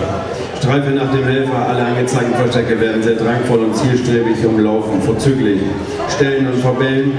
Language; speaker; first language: German; native; German